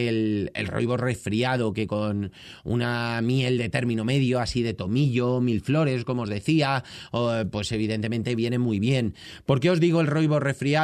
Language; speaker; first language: Spanish; native; Spanish